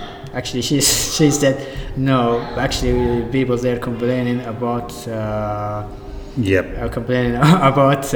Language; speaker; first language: English; non-native, fluent; Arabic